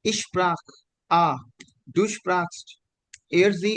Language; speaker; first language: German; non-native, fluent; Hindi